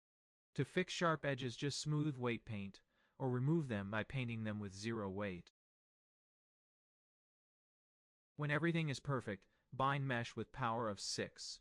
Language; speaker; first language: English; non-native, fluent; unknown